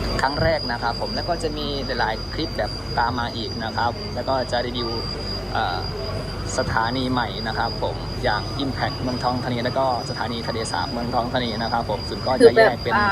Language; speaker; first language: Thai; native; Thai